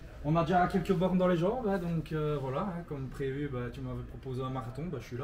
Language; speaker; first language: French; native; French